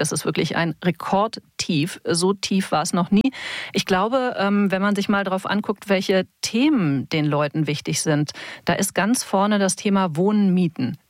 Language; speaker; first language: German; native; German